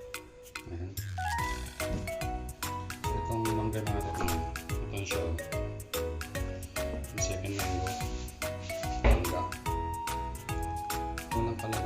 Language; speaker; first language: Filipino; native; Filipino